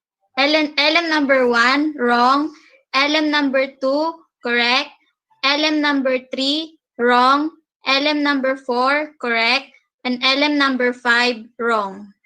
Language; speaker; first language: English; non-native, local second language; Filipino